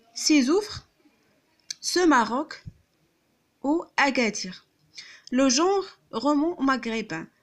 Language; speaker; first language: French; non-native, local second language; Arabic